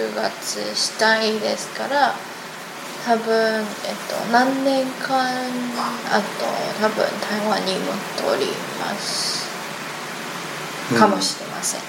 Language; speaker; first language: Japanese; non-native, learner; Chinese